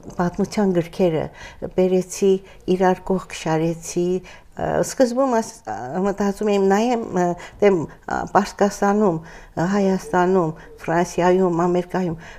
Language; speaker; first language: Armenian; early bilingual, heritage; Armenian